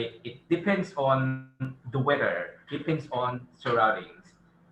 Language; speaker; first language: English; non-native, fluent; Thai